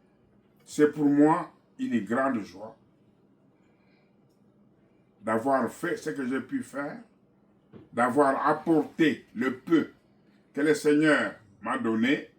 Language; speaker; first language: French; non-native, local second language; Kongo